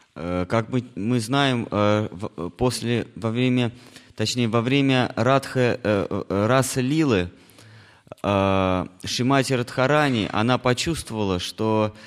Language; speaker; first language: Russian; native; Russian